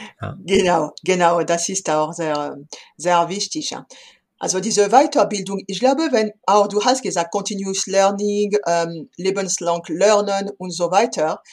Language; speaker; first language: German; non-native, fluent; French